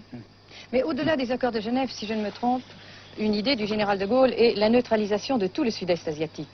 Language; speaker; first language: French; native; French